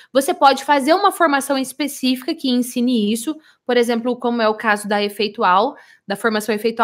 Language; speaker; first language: Portuguese; native; Portuguese